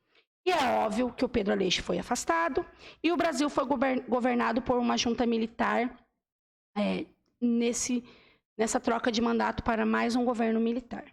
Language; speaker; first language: Portuguese; native; Portuguese